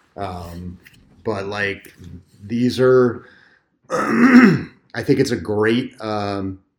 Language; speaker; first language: English; native; English